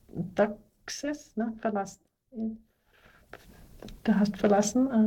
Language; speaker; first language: Greek; non-native, learner; German